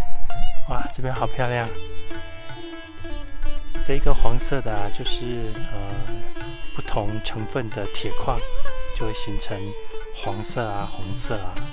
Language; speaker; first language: Chinese; native; Chinese